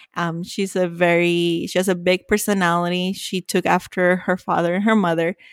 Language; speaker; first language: English; early bilingual, other home language; Spanish